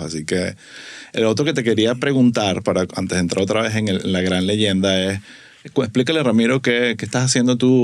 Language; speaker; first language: Spanish; native; Spanish